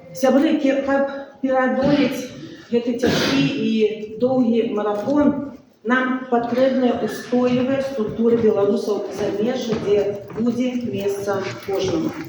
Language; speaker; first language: Belarusian; non-native, local second language; Russian